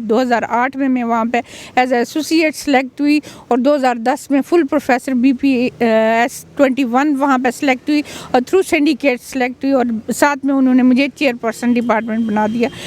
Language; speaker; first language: Urdu; non-native, local second language; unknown